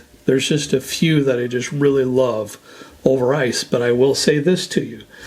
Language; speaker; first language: English; native; English